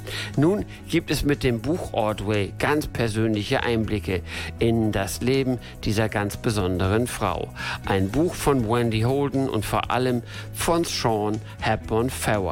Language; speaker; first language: German; native; German